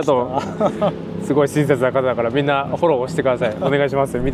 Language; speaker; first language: Japanese; native; Japanese